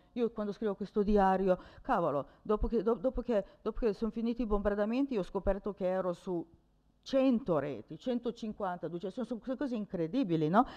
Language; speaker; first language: Italian; early bilingual, other home language; Serbian